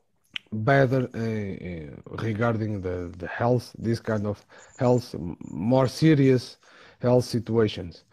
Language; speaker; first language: English; non-native, fluent; Portuguese